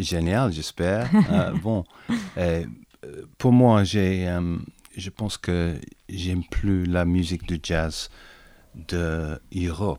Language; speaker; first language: French; non-native, learner; English